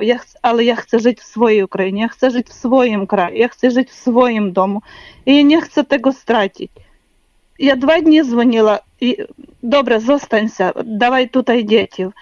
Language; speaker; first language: Polish; non-native, learner; Ukrainian